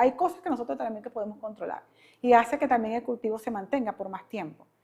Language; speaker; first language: Spanish; native; Spanish